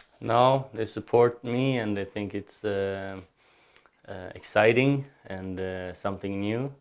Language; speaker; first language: English; non-native, learner; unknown